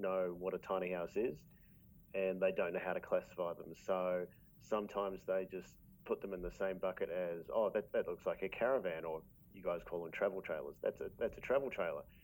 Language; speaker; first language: English; native; English